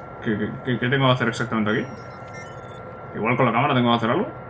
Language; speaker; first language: Spanish; native; Spanish